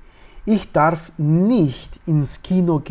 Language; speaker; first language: German; non-native, learner; Spanish